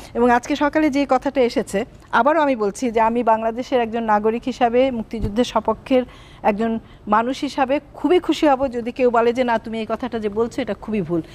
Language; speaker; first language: Bangla; native; Bangla